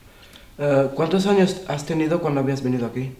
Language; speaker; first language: Spanish; non-native, local second language; Catalan